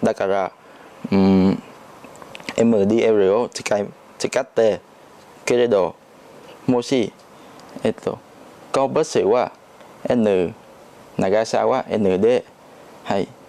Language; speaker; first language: Japanese; non-native, learner; Chinese